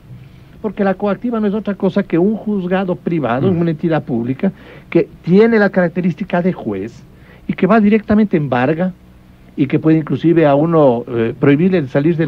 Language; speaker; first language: Spanish; native; Spanish